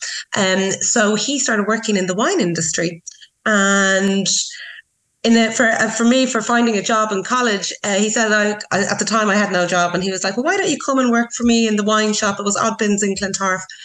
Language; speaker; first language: English; native; English